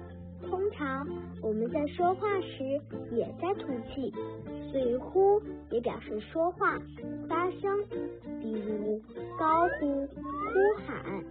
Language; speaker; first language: Chinese; native; Chinese